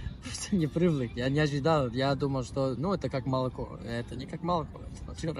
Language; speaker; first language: Russian; non-native, learner; Spanish